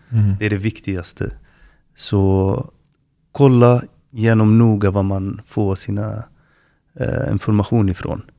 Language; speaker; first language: Swedish; non-native, fluent; Arabic